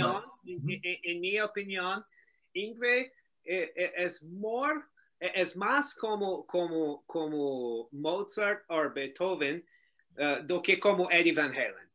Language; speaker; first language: Spanish; non-native, learner; Portuguese